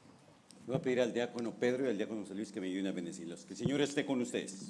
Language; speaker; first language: Spanish; native; Spanish